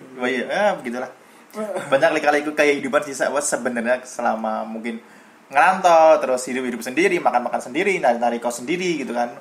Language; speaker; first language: Indonesian; native; Indonesian